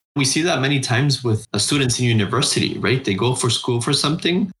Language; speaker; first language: English; non-native, fluent; Spanish